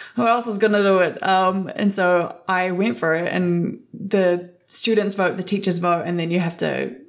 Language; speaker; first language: English; native; English